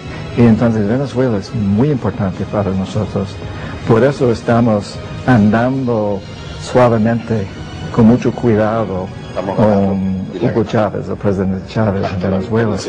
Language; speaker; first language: Spanish; non-native, fluent; English